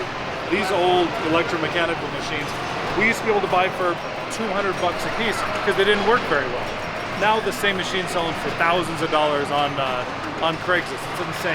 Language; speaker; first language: English; native; English